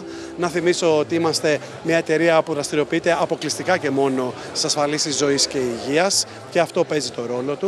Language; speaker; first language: Greek; native; Greek